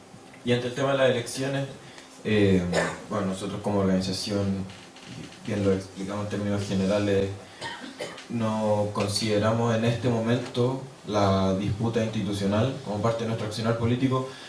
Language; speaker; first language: Spanish; native; Spanish